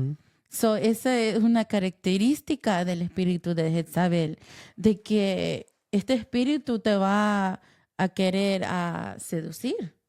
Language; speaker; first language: Spanish; early bilingual, heritage; Spanish